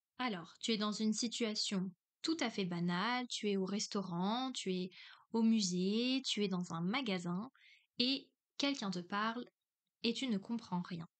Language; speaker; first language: French; native; French